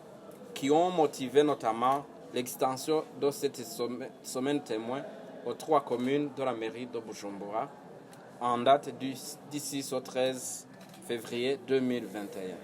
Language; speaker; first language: French; non-native, local second language; Rundi